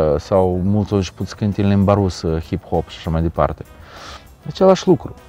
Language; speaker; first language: Romanian; non-native, local second language; Russian